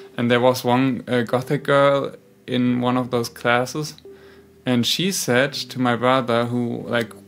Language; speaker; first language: English; non-native, fluent; German